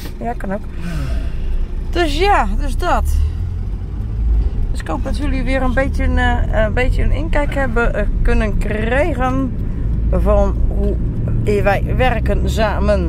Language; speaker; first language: Dutch; native; Dutch